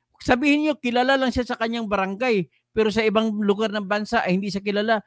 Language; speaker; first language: Filipino; non-native, local second language; Hiligaynon